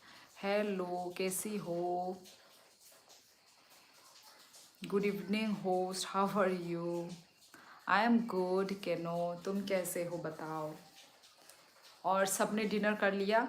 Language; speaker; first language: Hindi; non-native, local second language; Kok Borok